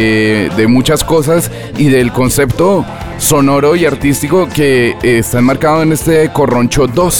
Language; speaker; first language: Spanish; native; Spanish